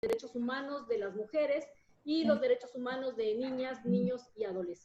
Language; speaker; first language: Spanish; native; Spanish